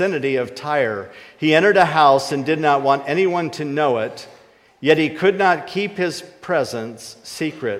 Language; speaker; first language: English; native; English